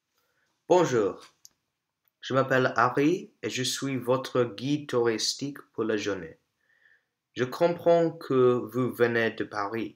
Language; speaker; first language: French; non-native, learner; English